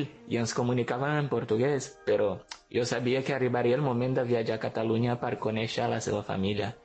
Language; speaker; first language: Catalan; non-native, fluent; Portuguese